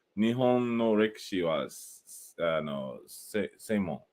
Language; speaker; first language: Japanese; non-native, learner; English